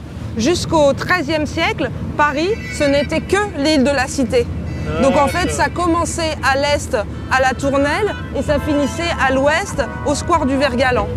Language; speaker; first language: French; native; French